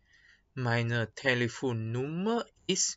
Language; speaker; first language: German; non-native, learner; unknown